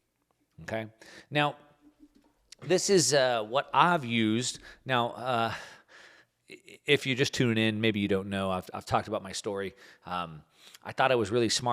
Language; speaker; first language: English; native; English